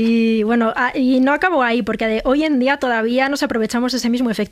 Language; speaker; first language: Spanish; native; Spanish